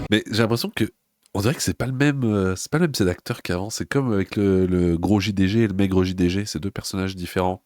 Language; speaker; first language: French; native; French